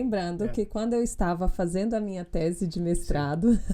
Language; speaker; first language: Portuguese; native; Portuguese